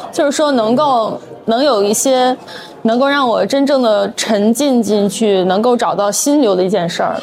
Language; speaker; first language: Chinese; native; Chinese